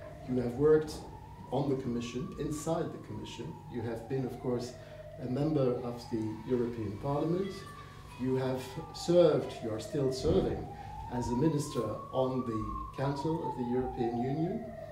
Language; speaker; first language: English; non-native, fluent; French